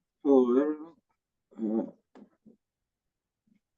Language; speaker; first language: English; non-native, learner; Russian